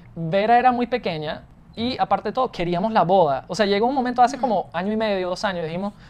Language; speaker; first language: Spanish; non-native, fluent; English